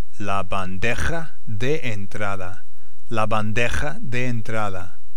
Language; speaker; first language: Spanish; non-native, learner; English